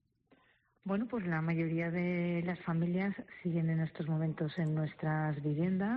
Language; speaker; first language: Spanish; native; Spanish